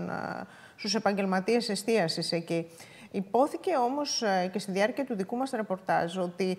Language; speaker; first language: Greek; native; Greek